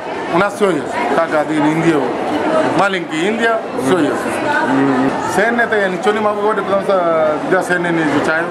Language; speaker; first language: Russian; non-native, learner; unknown